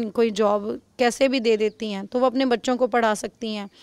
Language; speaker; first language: Hindi; non-native, local second language; Punjabi